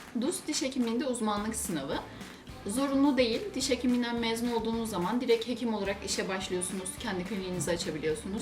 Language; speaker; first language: Turkish; native; Turkish